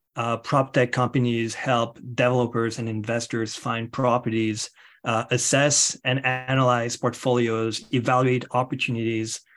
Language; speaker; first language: English; non-native, fluent; French